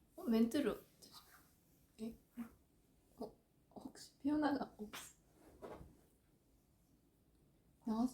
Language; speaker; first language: Korean; non-native, fluent; Japanese